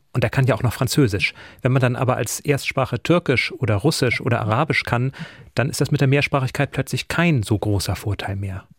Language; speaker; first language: German; native; German